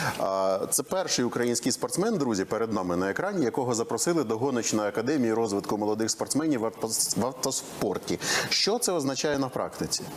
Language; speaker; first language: Ukrainian; native; Ukrainian